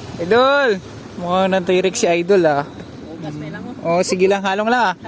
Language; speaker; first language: Filipino; non-native, local second language; Hiligaynon